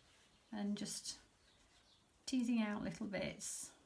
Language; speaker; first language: English; native; English